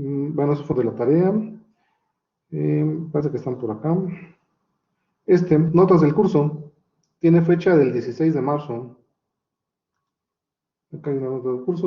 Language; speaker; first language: Spanish; native; Spanish